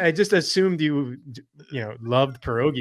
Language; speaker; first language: English; native; English